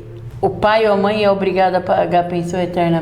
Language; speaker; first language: Portuguese; native; Portuguese